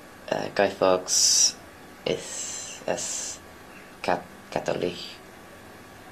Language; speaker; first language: Spanish; non-native, learner; English